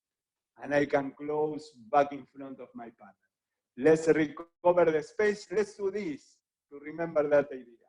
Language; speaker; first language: English; non-native, fluent; Spanish